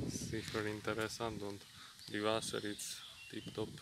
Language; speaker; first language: German; non-native, learner; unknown